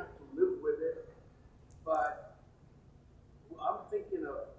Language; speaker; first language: English; native; English